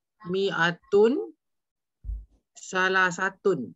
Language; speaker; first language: Arabic; non-native, learner; Malay